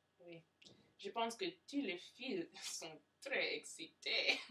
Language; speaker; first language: French; non-native, learner; English